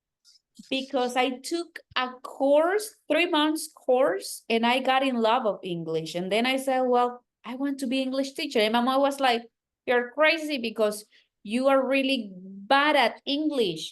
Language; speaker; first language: English; non-native, fluent; Spanish